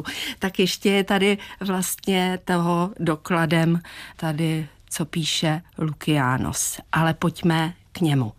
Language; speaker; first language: Czech; native; Czech